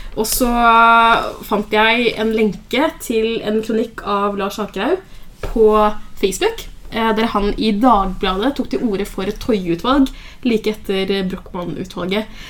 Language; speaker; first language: Norwegian; early bilingual, other home language; Somali